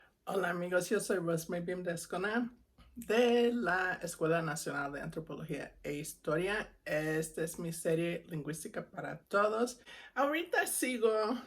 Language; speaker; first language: Spanish; non-native, fluent; English